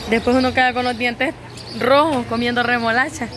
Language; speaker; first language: Spanish; native; Spanish